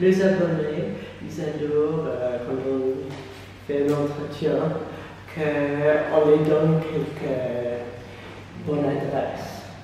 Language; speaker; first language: French; non-native, fluent; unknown